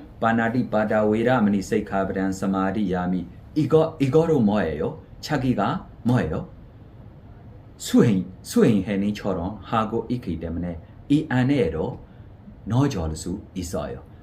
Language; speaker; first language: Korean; non-native, fluent; Burmese